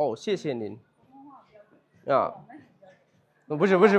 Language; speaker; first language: Chinese; non-native, learner; Bangla